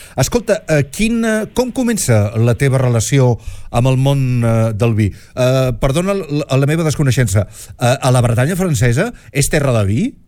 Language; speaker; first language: Catalan; native; Catalan